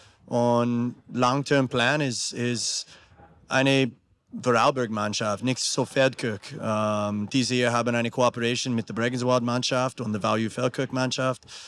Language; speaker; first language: German; non-native, learner; English